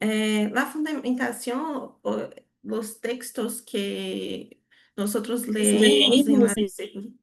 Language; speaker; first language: Spanish; non-native, learner; Portuguese